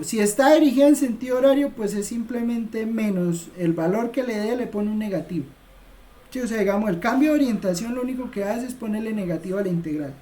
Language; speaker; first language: Spanish; native; Spanish